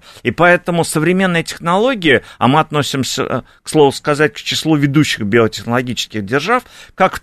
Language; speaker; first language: Russian; native; Russian